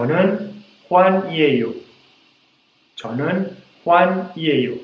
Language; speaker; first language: Korean; non-native, fluent; Spanish